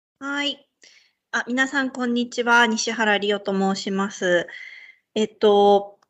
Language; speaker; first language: Japanese; native; Japanese